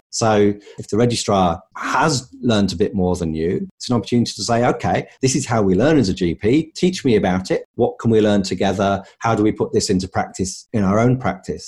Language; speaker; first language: English; native; English